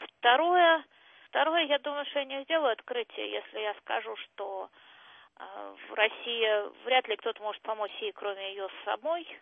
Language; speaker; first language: Russian; native; Russian